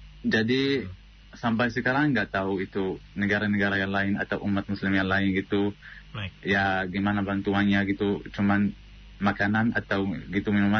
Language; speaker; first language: Indonesian; non-native, fluent; Arabic